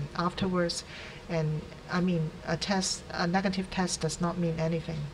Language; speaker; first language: English; non-native, local second language; Cantonese